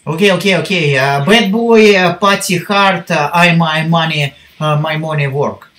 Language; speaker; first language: English; non-native, learner; Russian